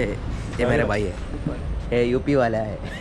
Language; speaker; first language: Hindi; non-native, local second language; Malayalam